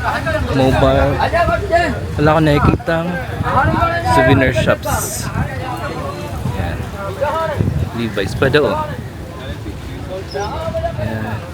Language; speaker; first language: Filipino; non-native, local second language; Waray